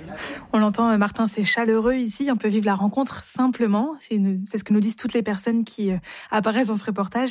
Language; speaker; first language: French; native; French